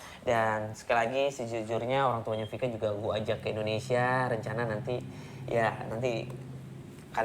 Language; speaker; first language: Indonesian; native; Indonesian